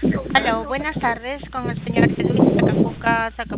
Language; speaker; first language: Spanish; native; Spanish